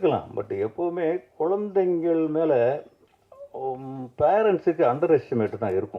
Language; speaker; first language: Tamil; native; Tamil